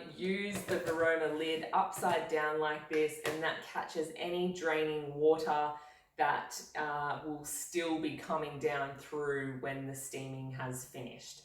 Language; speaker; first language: English; native; English